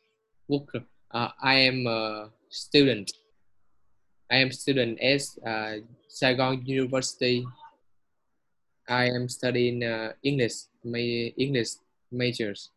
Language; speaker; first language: English; non-native, learner; Vietnamese